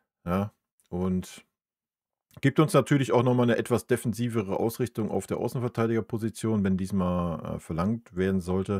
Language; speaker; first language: German; native; German